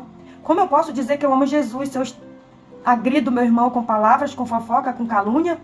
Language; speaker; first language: Portuguese; native; Portuguese